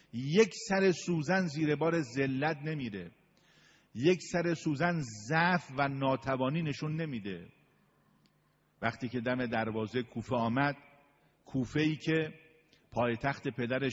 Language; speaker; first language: Persian; native; Persian